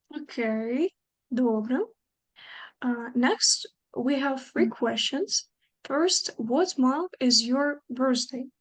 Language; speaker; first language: English; non-native, fluent; Ukrainian